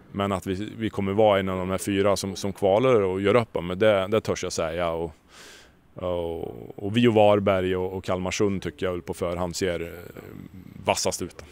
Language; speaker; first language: Swedish; native; Swedish